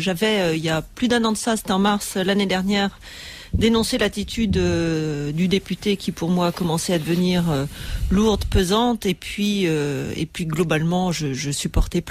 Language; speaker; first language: French; native; French